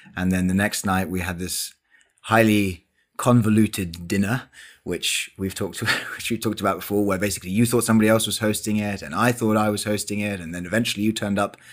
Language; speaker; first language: English; native; English